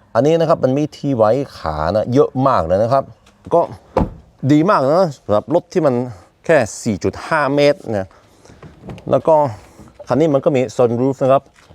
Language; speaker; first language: Thai; non-native, fluent; Norwegian